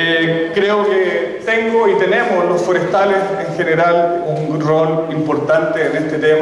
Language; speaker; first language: Spanish; native; Spanish